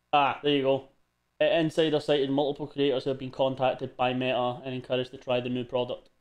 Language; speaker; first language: English; native; English